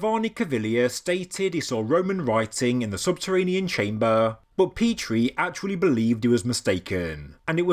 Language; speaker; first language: English; native; English